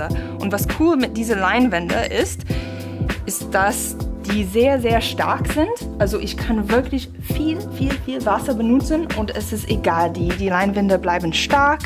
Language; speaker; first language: German; non-native, fluent; English